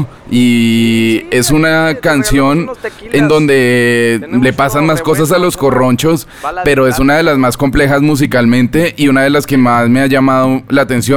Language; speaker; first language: Spanish; native; Spanish